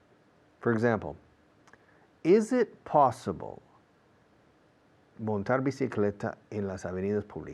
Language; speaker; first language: Spanish; non-native, fluent; English